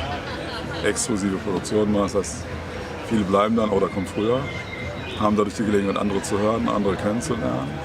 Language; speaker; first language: German; native; German